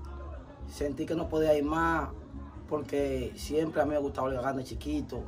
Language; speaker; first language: Spanish; native; Spanish